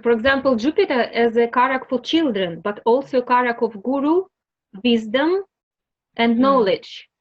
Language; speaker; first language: English; non-native, learner; Russian